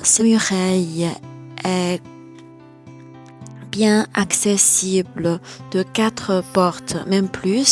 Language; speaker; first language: French; non-native, fluent; Chinese